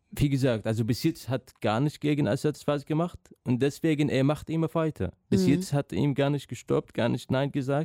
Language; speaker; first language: German; non-native, learner; Arabic